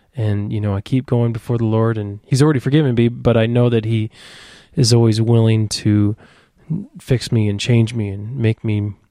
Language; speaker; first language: English; native; English